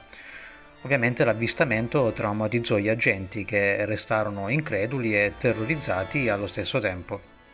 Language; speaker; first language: Italian; native; Italian